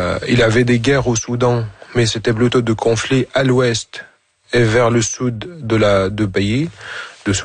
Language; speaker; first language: French; non-native, fluent; Arabic